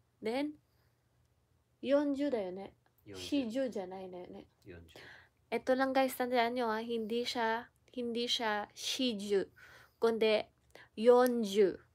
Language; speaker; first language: Japanese; non-native, learner; Filipino